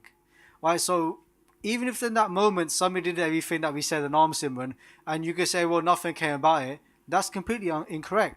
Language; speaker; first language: English; non-native, local second language; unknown